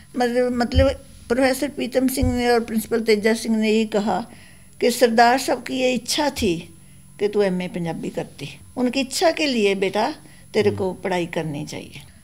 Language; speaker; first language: Hindi; non-native, local second language; Punjabi